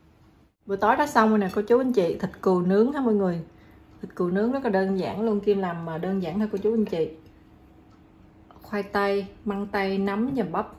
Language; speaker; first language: Vietnamese; native; Vietnamese